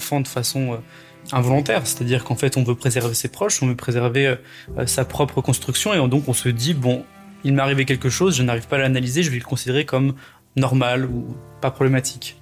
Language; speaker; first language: French; native; French